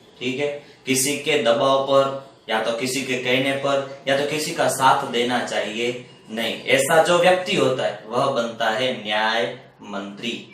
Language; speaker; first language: Hindi; non-native, local second language; Gujarati